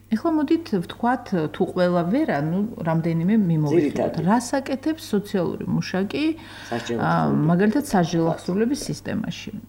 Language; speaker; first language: Georgian; native; Georgian